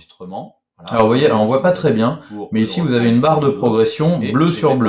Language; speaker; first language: French; native; French